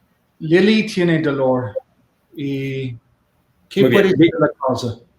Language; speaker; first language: Spanish; non-native, learner; English